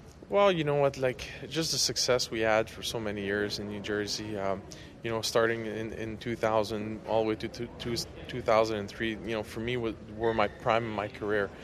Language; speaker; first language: English; non-native, fluent; French